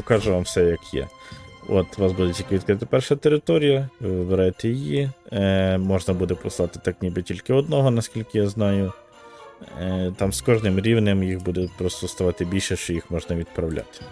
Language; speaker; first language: Ukrainian; native; Ukrainian